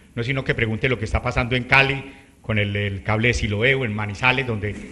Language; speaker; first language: Spanish; native; Spanish